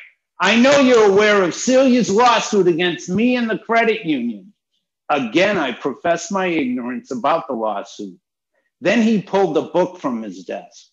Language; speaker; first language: English; native; English